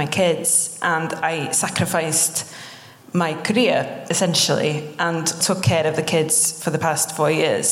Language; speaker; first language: English; non-native, local second language; Welsh